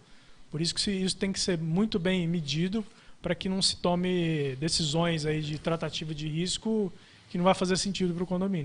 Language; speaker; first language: Portuguese; native; Portuguese